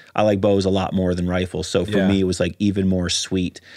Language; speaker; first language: English; native; English